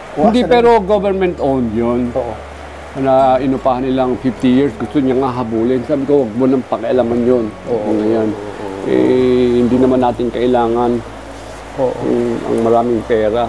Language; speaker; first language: Filipino; native; Filipino